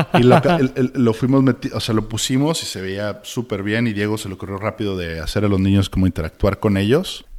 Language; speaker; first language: Spanish; native; Spanish